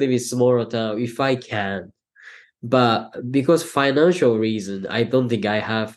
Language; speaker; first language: English; non-native, fluent; Japanese